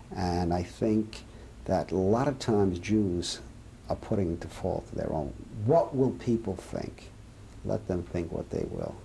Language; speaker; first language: English; early bilingual, other home language; Serbian